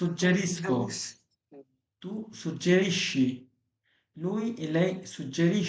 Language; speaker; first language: Italian; non-native, fluent; Bangla